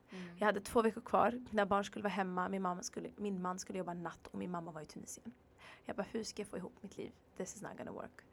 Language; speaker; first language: Swedish; early bilingual, other home language; Arabic